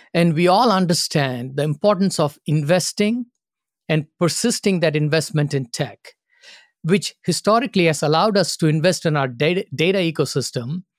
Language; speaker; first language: English; non-native, local second language; Tamil